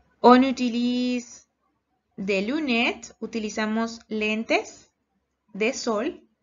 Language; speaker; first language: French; non-native, learner; Spanish